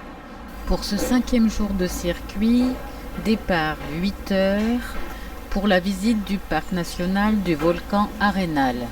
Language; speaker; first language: French; native; French